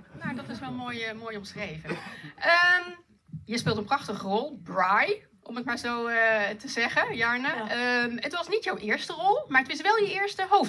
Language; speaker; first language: Dutch; native; Dutch